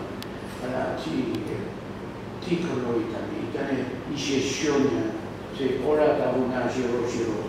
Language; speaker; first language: Greek; non-native, learner; French